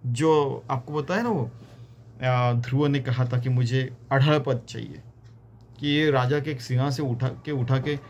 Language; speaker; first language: Hindi; non-native, local second language; Marathi